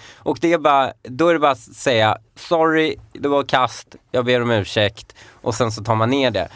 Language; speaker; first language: Swedish; early bilingual, other home language; Persian